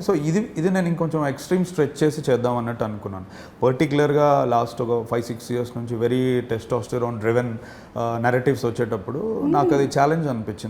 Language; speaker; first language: Telugu; native; Telugu